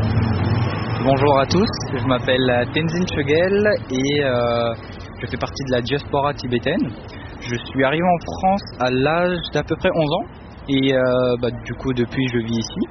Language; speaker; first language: French; early bilingual, other home language; Tibetan